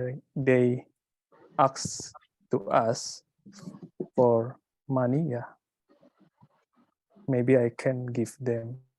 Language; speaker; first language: English; non-native, learner; Indonesian